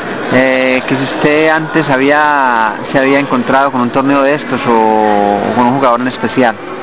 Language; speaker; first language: Spanish; native; Spanish